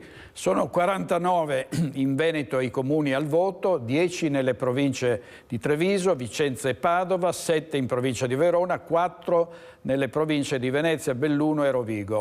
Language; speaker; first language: Italian; native; Italian